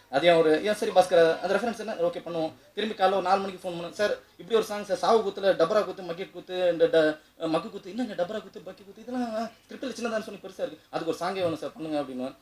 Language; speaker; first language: Tamil; native; Tamil